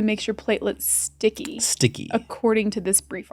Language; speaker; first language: English; native; English